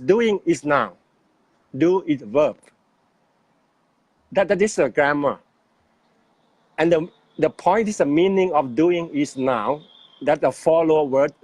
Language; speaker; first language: English; non-native, fluent; Thai